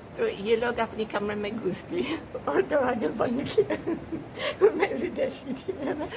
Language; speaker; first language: Hindi; non-native, fluent; English